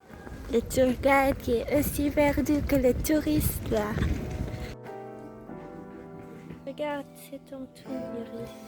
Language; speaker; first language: French; non-native, learner; Indonesian